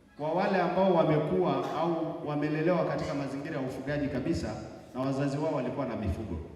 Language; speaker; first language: Swahili; non-native, local second language; Masai